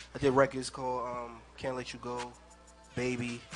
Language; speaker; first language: English; native; English